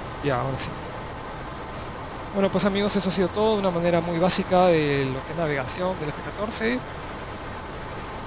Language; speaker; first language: Spanish; native; Spanish